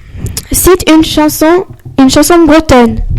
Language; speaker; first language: French; native; French